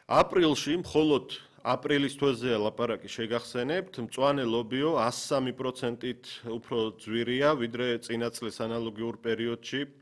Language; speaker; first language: Georgian; native; Georgian